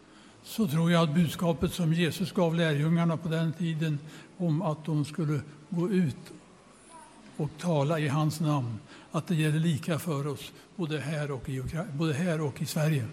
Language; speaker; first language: Swedish; native; Swedish